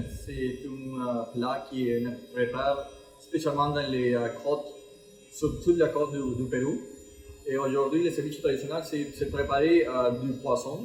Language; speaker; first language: French; non-native, fluent; Spanish